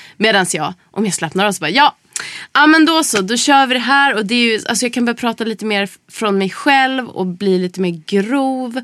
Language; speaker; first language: Swedish; native; Swedish